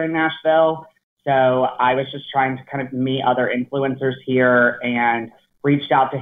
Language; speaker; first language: English; native; English